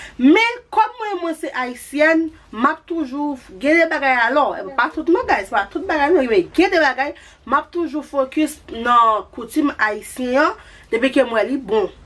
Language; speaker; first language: French; non-native, local second language; Haitian Creole